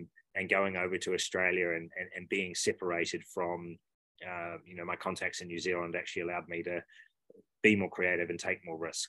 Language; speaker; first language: English; native; English